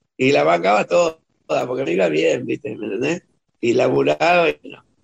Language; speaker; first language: Spanish; native; Spanish